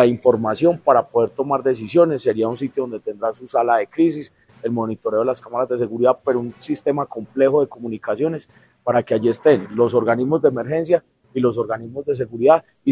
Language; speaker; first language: Spanish; native; Spanish